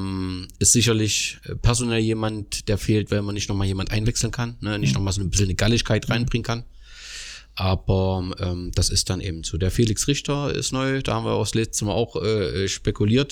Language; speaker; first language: German; native; German